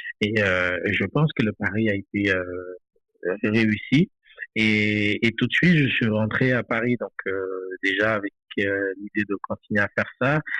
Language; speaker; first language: French; non-native, local second language; Haitian Creole